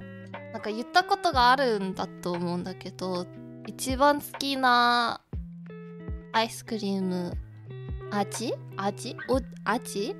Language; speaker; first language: Japanese; non-native, learner; Korean